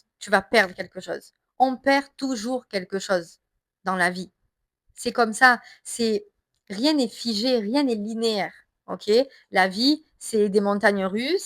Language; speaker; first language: French; native; French